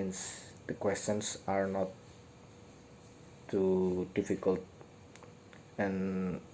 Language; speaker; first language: English; non-native, learner; Indonesian